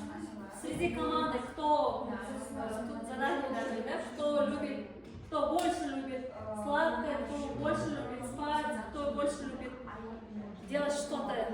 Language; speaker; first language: Russian; non-native, local second language; Kyrgyz